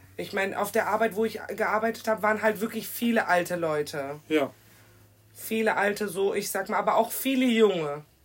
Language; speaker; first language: German; native; German